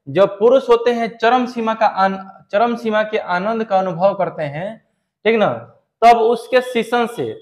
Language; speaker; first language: Hindi; native; Hindi